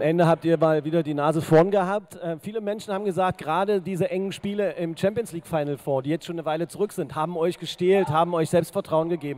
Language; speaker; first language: German; native; German